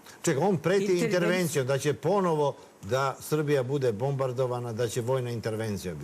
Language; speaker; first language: Bosnian; native; Bosnian